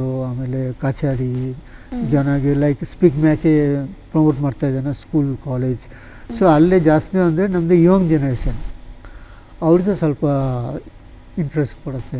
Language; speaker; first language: Kannada; non-native, learner; Bangla